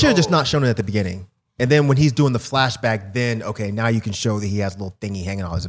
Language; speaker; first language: English; native; English